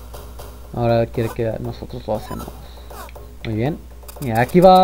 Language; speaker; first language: Spanish; early bilingual, heritage; Spanish